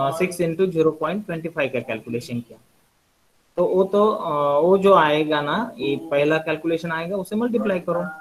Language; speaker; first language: Hindi; non-native, local second language; Marathi